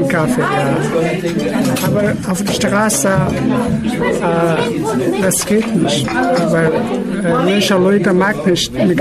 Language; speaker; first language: German; non-native, learner; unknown